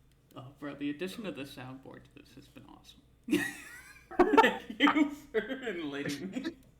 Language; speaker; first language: English; native; English